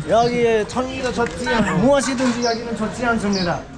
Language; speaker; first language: Korean; non-native, learner; Nepali